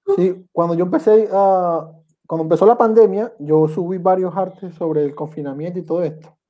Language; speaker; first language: Spanish; native; Spanish